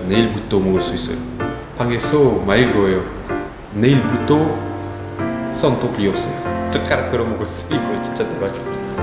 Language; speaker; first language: Korean; non-native, learner; French